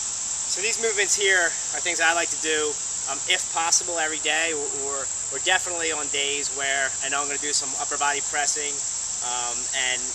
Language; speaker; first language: English; native; English